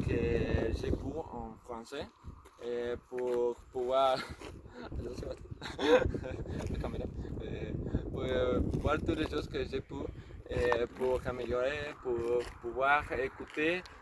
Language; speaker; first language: French; non-native, learner; Spanish